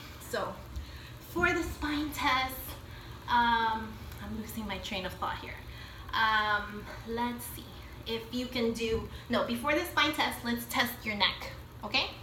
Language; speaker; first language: English; native; English